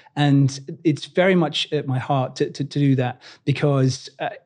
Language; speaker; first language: English; native; English